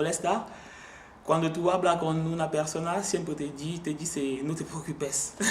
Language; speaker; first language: Spanish; non-native, learner; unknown